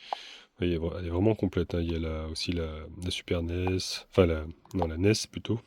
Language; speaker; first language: French; native; French